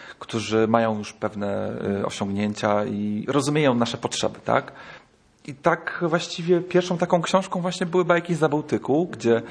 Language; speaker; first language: Polish; native; Polish